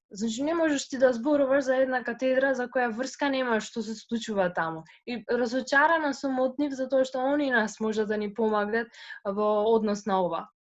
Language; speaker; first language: Macedonian; non-native, local second language; Albanian